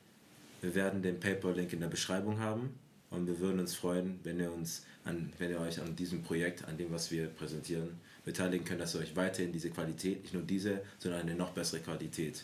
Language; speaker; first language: German; native; German